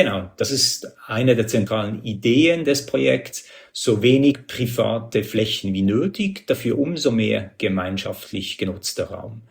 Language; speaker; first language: German; native; German